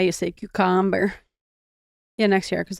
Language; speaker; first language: English; native; English